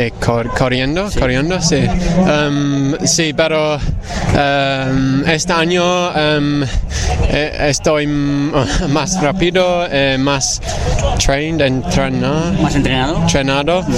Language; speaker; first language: Spanish; non-native, learner; English